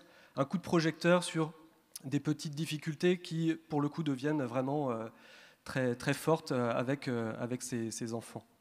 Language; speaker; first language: French; native; French